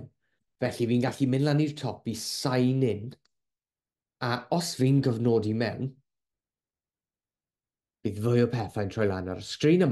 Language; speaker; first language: Welsh; non-native, local second language; English